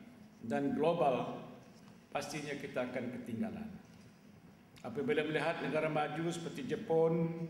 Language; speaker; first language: Malay; native; Malay